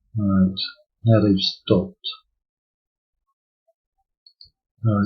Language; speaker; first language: English; native; English